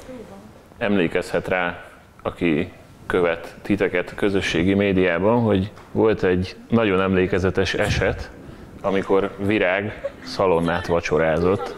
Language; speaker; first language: Hungarian; native; Hungarian